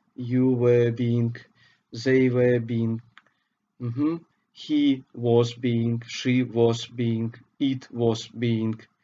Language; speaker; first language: English; non-native, fluent; Russian